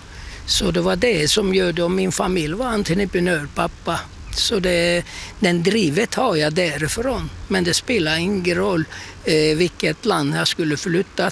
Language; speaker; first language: Swedish; non-native, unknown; Turkish